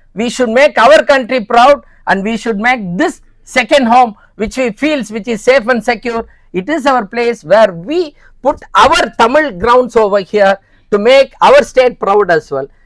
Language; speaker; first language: English; non-native, local second language; Tamil